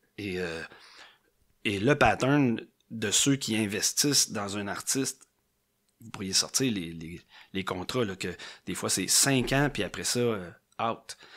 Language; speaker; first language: French; native; French